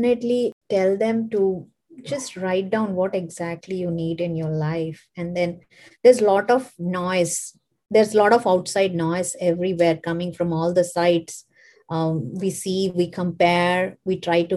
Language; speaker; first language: English; non-native, local second language; Kannada